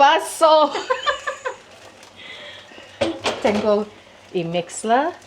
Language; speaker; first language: Spanish; non-native, learner; English